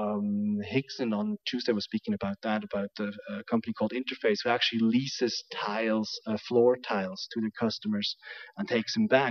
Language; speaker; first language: English; non-native, fluent; German